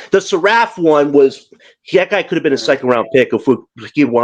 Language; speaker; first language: English; native; English